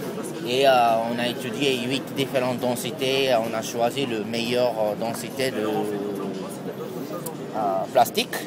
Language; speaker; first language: French; non-native, learner; Japanese